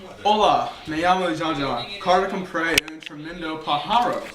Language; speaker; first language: Spanish; non-native, learner; English